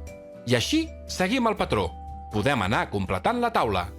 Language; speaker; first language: Catalan; native; Catalan